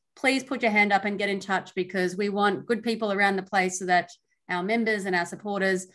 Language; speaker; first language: English; native; English